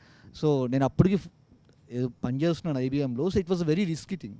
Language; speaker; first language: Telugu; native; Telugu